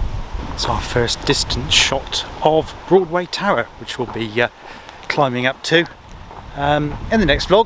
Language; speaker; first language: English; native; English